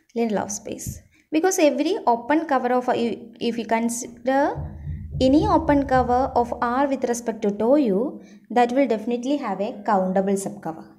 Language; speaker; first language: English; non-native, local second language; Malayalam